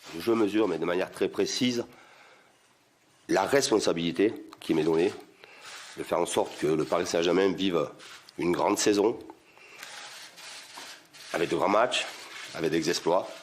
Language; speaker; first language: French; native; French